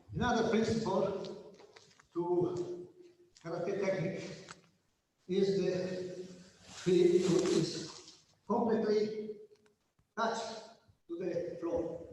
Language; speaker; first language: English; non-native, learner; Italian